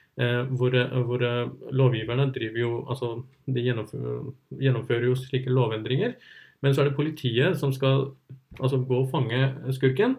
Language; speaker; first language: Norwegian; early bilingual, other home language; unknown